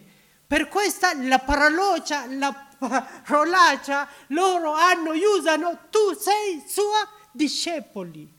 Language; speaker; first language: Italian; non-native, learner; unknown